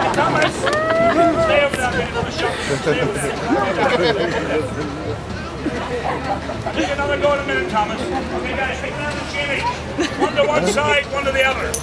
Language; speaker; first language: English; native; English